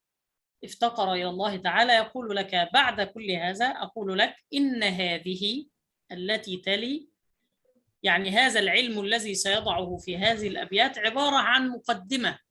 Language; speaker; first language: Arabic; native; Arabic